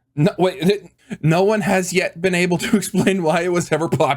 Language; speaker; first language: English; native; English